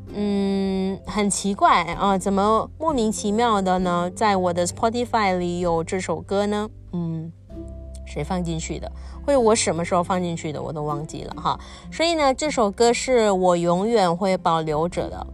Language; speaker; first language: Chinese; native; Chinese